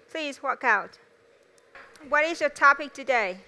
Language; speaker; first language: English; non-native, fluent; Vietnamese